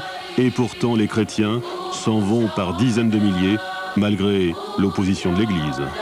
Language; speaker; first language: French; native; French